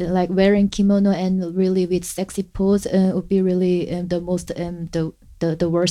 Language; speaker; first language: English; non-native, fluent; Korean